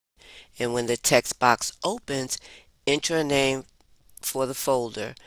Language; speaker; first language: English; native; English